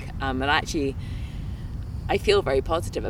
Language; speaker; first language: English; native; English